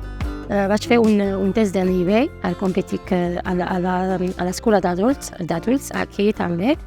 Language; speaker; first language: Catalan; non-native, learner; Spanish